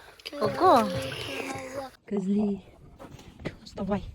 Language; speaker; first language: Russian; non-native, learner; Mongolian